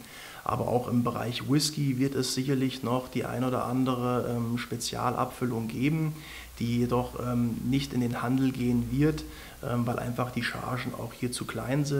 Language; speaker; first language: German; native; German